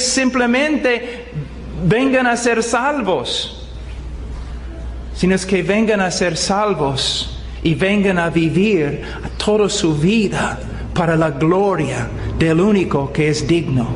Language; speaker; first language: Spanish; non-native, fluent; English